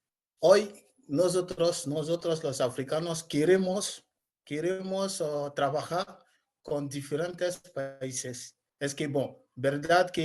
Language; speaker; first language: Spanish; non-native, learner; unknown